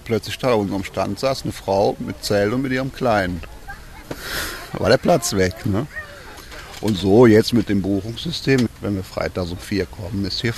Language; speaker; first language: German; native; German